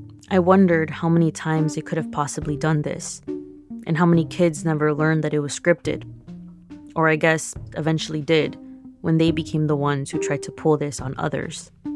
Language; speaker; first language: English; early bilingual, other home language; Spanish